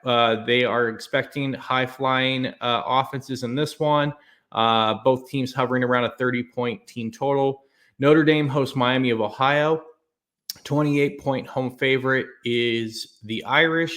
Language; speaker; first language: English; native; English